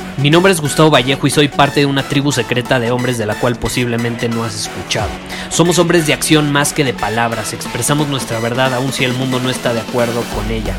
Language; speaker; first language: Spanish; native; Spanish